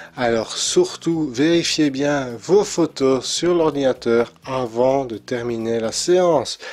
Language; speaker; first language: French; native; French